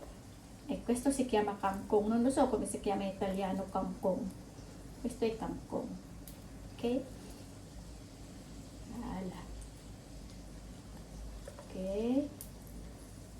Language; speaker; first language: Italian; non-native, learner; Filipino